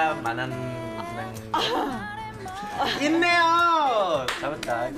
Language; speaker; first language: Korean; non-native, fluent; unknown